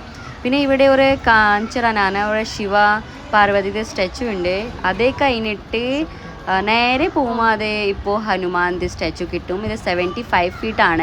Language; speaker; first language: Malayalam; non-native, learner; Hindi